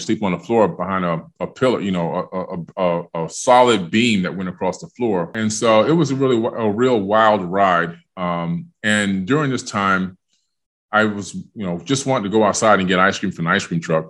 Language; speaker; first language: English; native; English